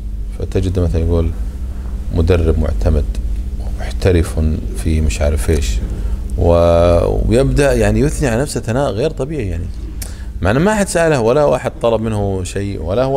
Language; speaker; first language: Arabic; native; Arabic